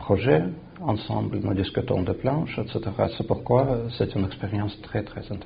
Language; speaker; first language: French; non-native, fluent; Russian